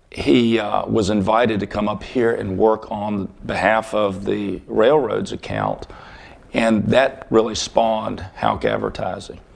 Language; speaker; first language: English; native; English